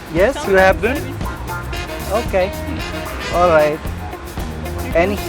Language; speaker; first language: English; non-native, local second language; Hindi